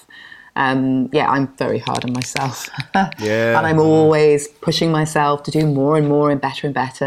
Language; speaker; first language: English; native; English